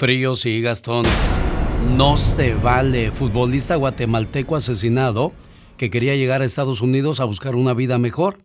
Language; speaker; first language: Spanish; native; Spanish